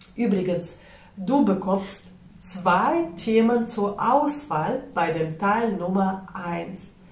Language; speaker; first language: German; non-native, fluent; Russian